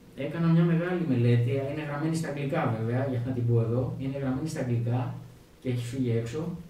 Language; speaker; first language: Greek; native; Greek